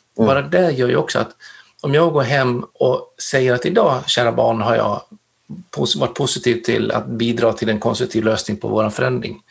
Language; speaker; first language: Swedish; native; Swedish